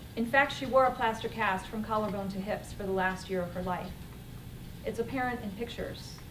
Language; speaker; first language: English; native; English